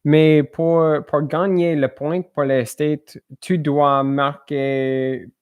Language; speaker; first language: French; non-native, learner; English